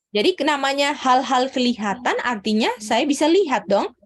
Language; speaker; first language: Indonesian; native; Indonesian